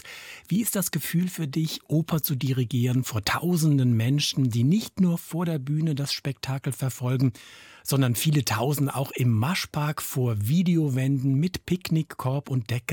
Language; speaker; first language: German; native; German